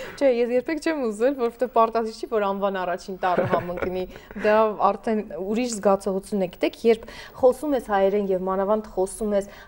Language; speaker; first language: Armenian; native; Armenian